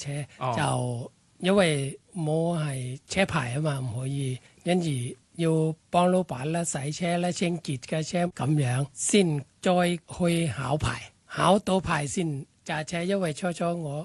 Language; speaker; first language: Cantonese; non-native, learner; Thai